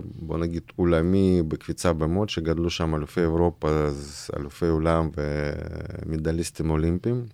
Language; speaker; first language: Hebrew; non-native, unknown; Russian